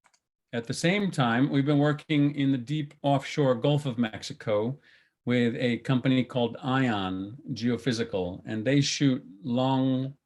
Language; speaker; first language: English; non-native, fluent; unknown